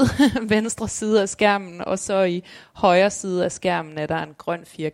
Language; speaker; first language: Danish; native; Danish